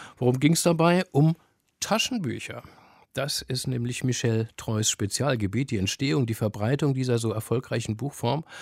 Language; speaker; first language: German; native; German